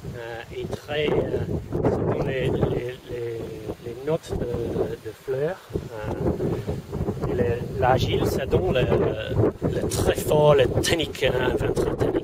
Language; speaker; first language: French; non-native, fluent; English